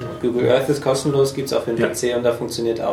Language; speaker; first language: German; native; German